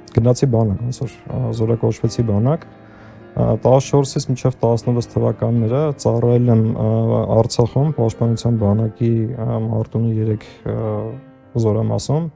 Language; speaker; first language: Armenian; early bilingual, heritage; Armenian